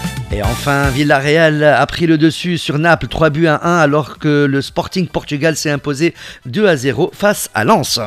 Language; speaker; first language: French; non-native, local second language; Arabic